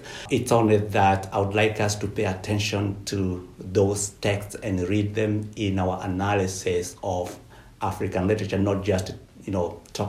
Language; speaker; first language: English; non-native, local second language; Kikuyu